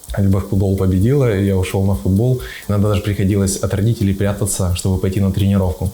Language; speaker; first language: Russian; native; Russian